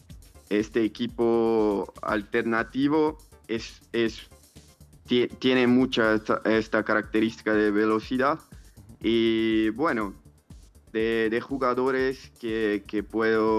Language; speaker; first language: Spanish; non-native, fluent; Portuguese